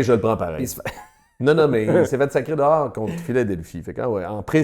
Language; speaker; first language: French; native; French